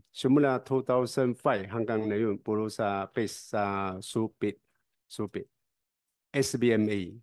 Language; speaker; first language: Filipino; non-native, learner; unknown